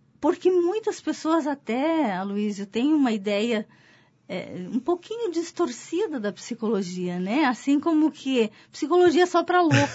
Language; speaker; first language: Portuguese; native; Portuguese